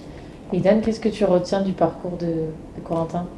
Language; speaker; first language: French; native; French